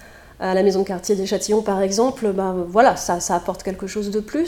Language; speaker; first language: French; native; French